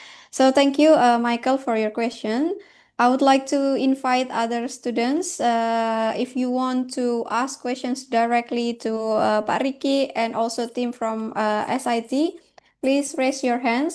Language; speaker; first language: English; non-native, fluent; Indonesian